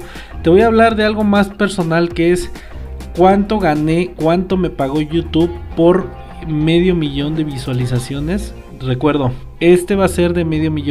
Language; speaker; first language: Spanish; native; Spanish